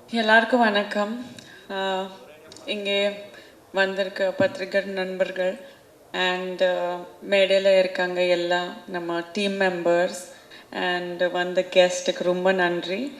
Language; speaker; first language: Tamil; non-native, fluent; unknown